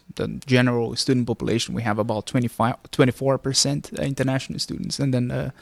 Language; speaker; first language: English; non-native, fluent; Portuguese